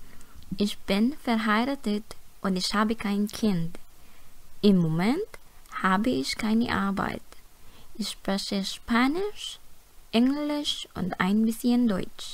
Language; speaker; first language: German; non-native, fluent; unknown